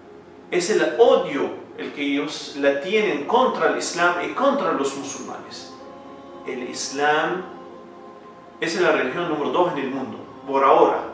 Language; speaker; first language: Spanish; non-native, fluent; Arabic